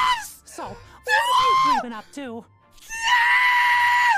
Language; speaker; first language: English; native; English